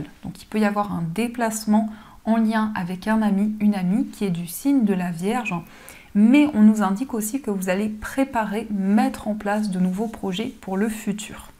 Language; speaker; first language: French; native; French